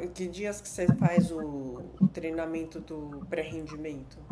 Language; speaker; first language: Portuguese; native; Portuguese